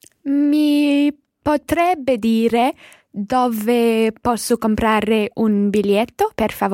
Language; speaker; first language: Italian; non-native, fluent; English